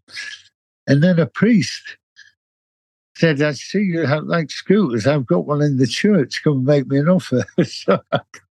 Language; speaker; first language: English; native; English